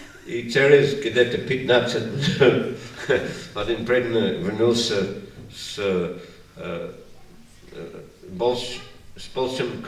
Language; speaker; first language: Russian; non-native, learner; English